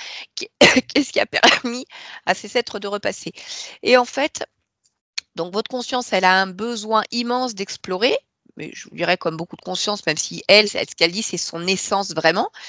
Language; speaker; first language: French; native; French